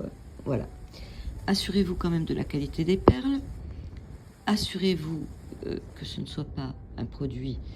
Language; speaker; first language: French; native; French